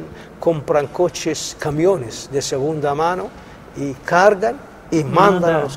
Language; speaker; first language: Spanish; non-native, local second language; Arabic